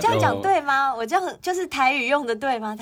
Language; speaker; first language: Chinese; native; Chinese